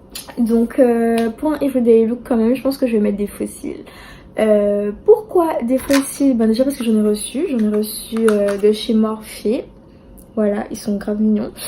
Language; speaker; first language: French; native; French